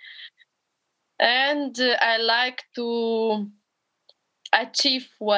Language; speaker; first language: English; non-native, fluent; Russian